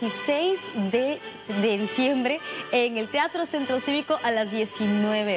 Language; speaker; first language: Spanish; native; Spanish